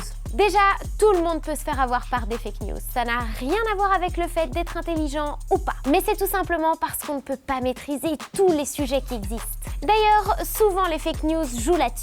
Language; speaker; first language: French; native; French